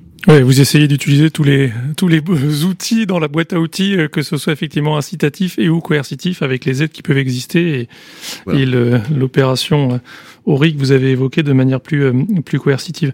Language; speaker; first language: French; native; French